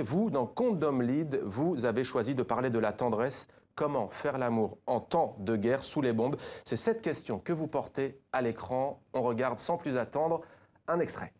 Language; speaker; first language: French; native; French